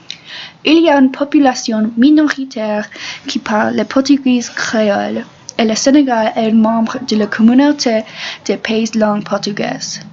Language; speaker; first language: French; non-native, learner; English